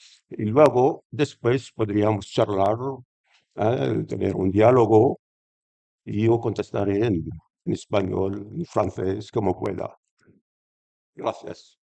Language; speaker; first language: Spanish; non-native, fluent; Arabic